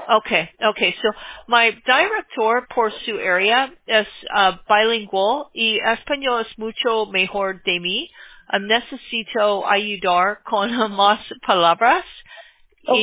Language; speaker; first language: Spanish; non-native, learner; English